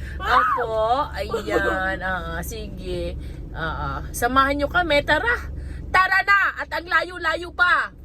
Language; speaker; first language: Filipino; non-native, local second language; Bikol